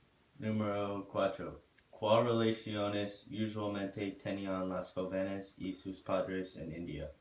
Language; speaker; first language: Spanish; non-native, learner; English